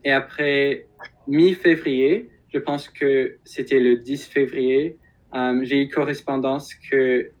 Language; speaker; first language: French; non-native, local second language; English